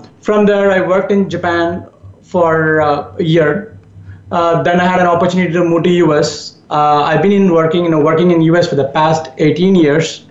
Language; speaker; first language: English; non-native, local second language; Tamil